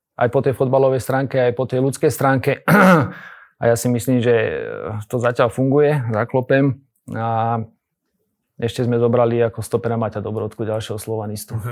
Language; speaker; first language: Slovak; native; Slovak